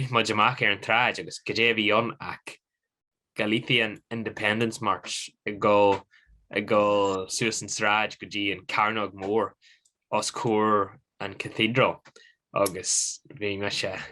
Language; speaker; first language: Irish; non-native, local second language; English